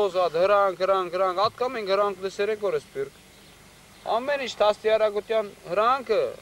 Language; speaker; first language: Armenian; early bilingual, heritage; Armenian